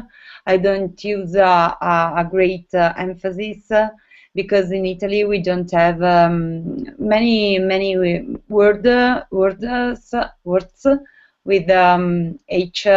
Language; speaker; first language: English; non-native, learner; Italian